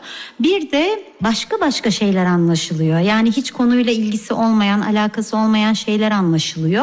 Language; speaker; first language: Turkish; native; Turkish